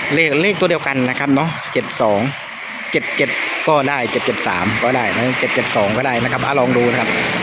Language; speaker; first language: Thai; native; Thai